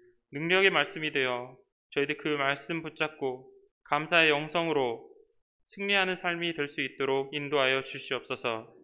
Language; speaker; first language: Korean; native; Korean